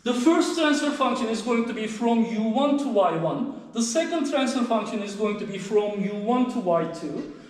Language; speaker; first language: English; non-native, fluent; Turkish